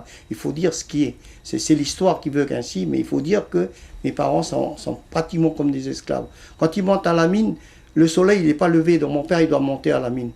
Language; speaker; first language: French; early bilingual, other home language; Vietnamese